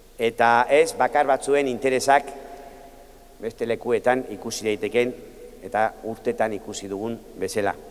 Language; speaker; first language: Basque; native; Basque